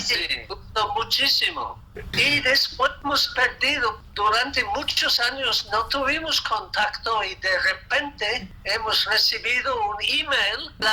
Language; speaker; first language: Spanish; non-native, fluent; English